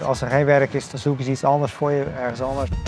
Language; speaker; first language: Dutch; native; Dutch